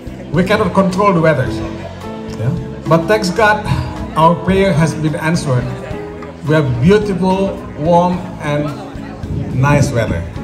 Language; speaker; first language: English; non-native, fluent; Indonesian